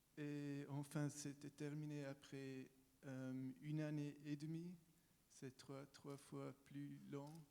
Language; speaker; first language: French; non-native, local second language; German